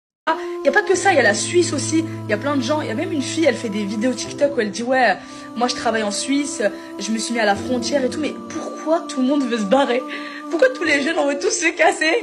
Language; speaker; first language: French; native; French